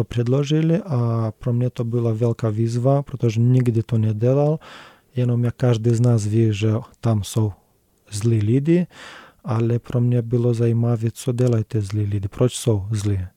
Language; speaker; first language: Czech; non-native, learner; Romanian